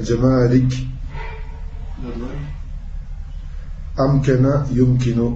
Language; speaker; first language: Arabic; non-native, fluent; French